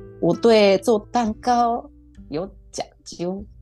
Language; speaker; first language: Chinese; non-native, fluent; Japanese